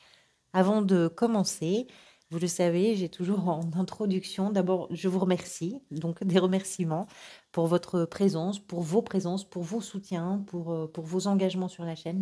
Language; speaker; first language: French; native; French